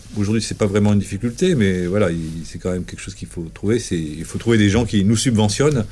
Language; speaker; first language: French; native; French